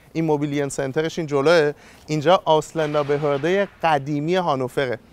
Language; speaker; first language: Persian; native; Persian